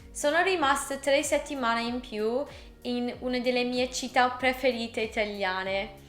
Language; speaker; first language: Italian; non-native, fluent; English